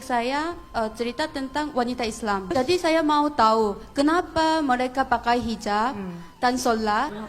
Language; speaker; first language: Indonesian; non-native, fluent; Korean